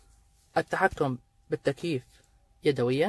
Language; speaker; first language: Arabic; native; Arabic